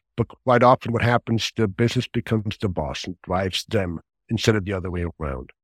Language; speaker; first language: English; non-native, fluent; German